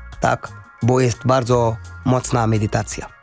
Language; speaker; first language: Polish; non-native, learner; Arabic